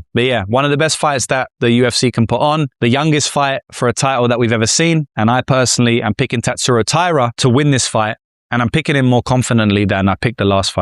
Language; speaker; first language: English; native; English